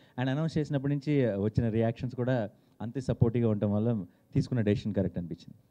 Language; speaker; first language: Telugu; native; Telugu